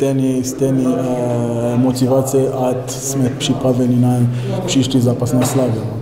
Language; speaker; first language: Czech; non-native, learner; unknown